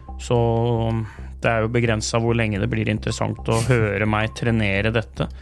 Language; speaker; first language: Norwegian; native; Norwegian